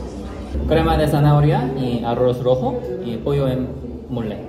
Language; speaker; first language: Spanish; non-native, learner; Korean